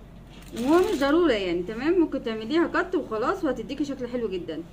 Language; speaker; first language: Arabic; native; Arabic